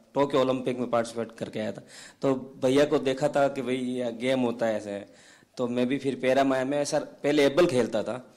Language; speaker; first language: Hindi; native; Hindi